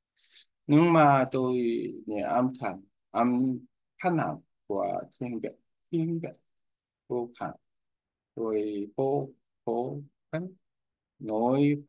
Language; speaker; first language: Vietnamese; non-native, learner; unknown